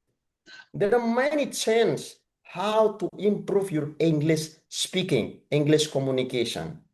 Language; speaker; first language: English; non-native, fluent; Indonesian